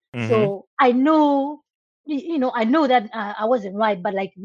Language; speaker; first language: English; non-native, local second language; Nyanja